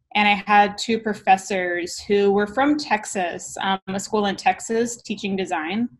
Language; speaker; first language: English; native; English